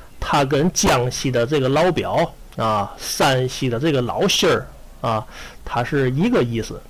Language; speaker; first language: Chinese; native; Chinese